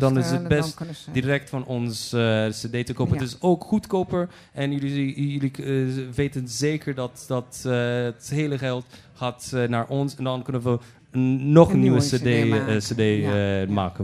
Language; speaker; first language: Dutch; non-native, fluent; Polish